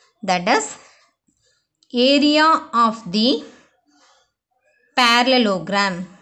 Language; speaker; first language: English; non-native, local second language; Tamil